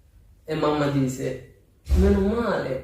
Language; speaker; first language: Italian; non-native, learner; Bangla